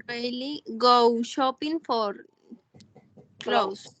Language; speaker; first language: English; non-native, learner; Spanish